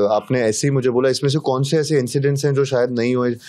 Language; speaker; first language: Hindi; native; Hindi